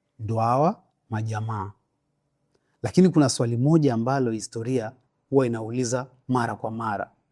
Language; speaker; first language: Swahili; native; Swahili